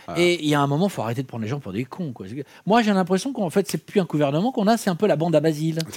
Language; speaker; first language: French; native; French